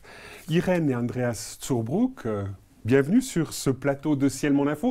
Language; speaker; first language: French; native; French